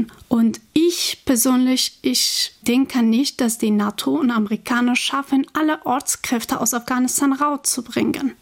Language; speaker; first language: German; non-native, fluent; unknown